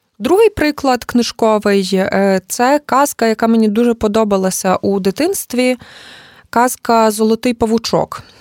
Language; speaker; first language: Ukrainian; native; Ukrainian